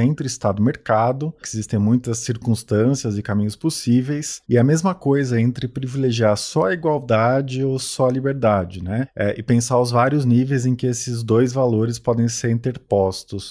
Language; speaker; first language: Portuguese; native; Portuguese